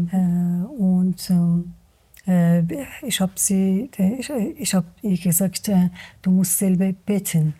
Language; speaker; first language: German; non-native, learner; Persian